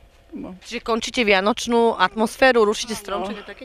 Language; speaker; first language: Slovak; native; Slovak